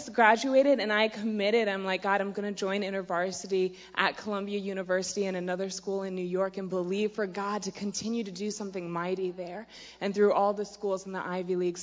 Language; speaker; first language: English; native; English